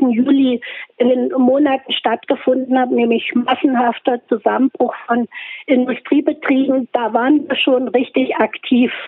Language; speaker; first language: German; native; German